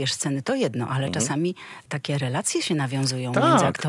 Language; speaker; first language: Polish; native; Polish